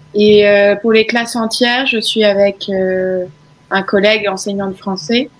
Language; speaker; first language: French; native; French